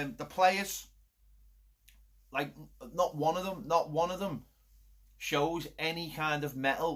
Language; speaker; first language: English; native; English